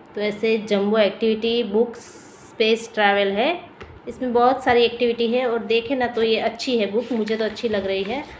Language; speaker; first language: Hindi; non-native, local second language; Gujarati